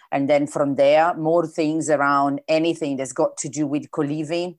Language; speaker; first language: English; non-native, fluent; Italian